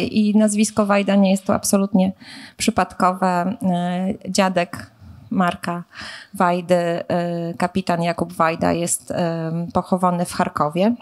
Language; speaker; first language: Polish; native; Polish